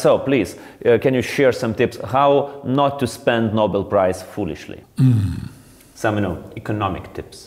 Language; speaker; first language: English; non-native, fluent; Lithuanian